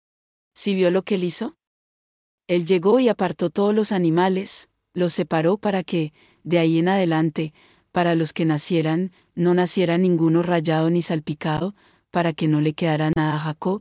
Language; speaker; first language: Spanish; native; Spanish